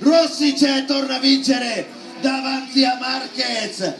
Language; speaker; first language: Italian; native; Italian